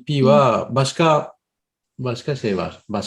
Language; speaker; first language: Turkish; non-native, fluent; Japanese